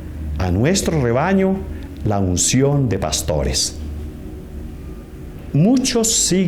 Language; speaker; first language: Spanish; native; Spanish